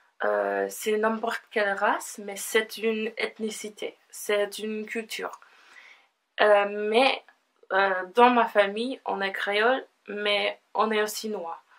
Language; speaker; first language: French; non-native, fluent; English